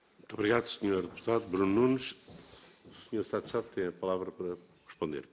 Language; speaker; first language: Portuguese; native; Portuguese